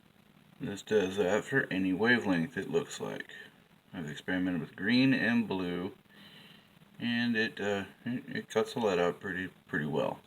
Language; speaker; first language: English; native; English